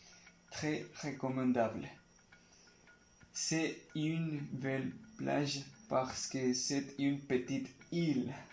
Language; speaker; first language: French; non-native, learner; Spanish